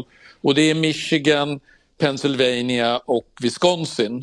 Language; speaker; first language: Swedish; native; Swedish